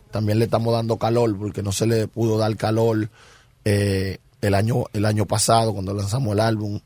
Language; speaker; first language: Spanish; native; Spanish